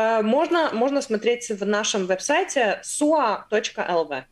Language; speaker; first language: Russian; non-native, local second language; Latvian